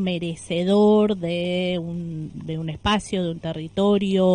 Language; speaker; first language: Spanish; native; Spanish